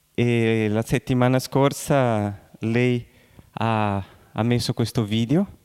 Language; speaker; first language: Italian; non-native, fluent; Portuguese